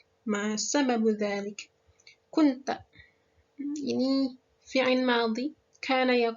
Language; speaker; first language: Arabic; non-native, fluent; Indonesian